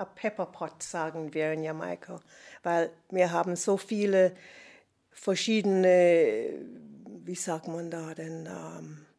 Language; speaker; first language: German; non-native, fluent; English